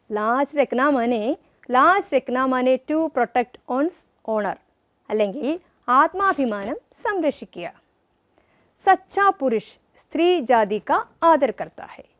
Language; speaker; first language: Hindi; non-native, local second language; Malayalam